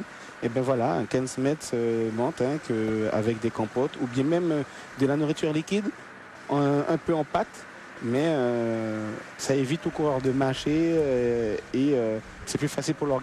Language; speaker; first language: French; native; French